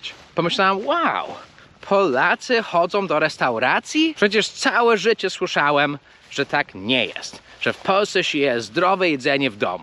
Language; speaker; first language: Polish; early bilingual, heritage; Polish